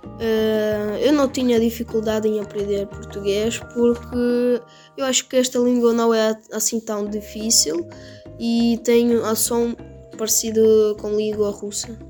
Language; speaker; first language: Portuguese; non-native, fluent; Russian